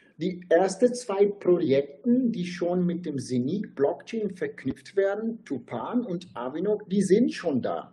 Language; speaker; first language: German; non-native, fluent; Turkish